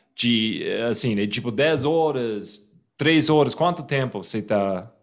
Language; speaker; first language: Portuguese; non-native, fluent; English